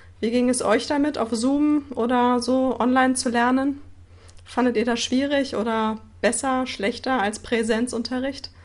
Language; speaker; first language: German; native; German